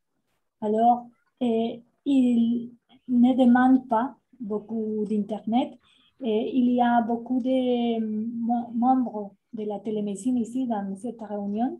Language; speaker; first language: French; non-native, fluent; Spanish